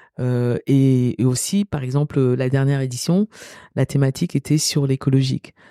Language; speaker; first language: French; early bilingual, other home language; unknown